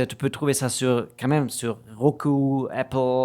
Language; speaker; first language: French; non-native, fluent; German